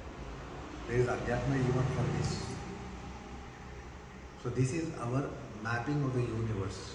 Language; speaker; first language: English; non-native, fluent; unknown